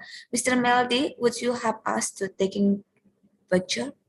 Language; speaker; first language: English; non-native, learner; Indonesian